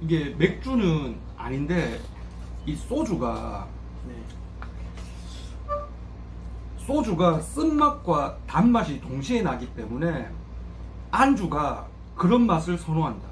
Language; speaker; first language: Korean; native; Korean